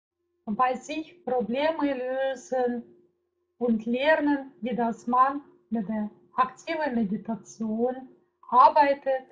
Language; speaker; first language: German; non-native, fluent; Russian